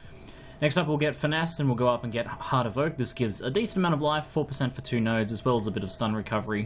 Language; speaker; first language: English; native; English